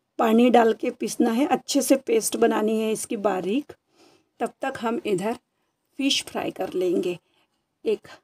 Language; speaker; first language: Hindi; non-native, local second language; Marathi